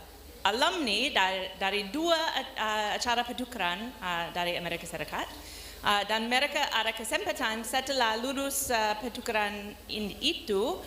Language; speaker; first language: Indonesian; non-native, learner; English